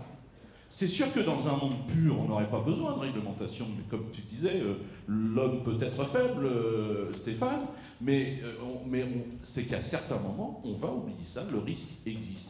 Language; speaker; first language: French; native; French